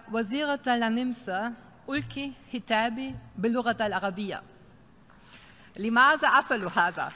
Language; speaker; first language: Arabic; non-native, fluent; German